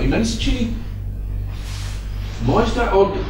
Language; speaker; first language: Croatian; non-native, fluent; English